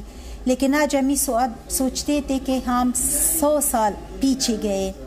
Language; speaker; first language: Hindi; non-native, learner; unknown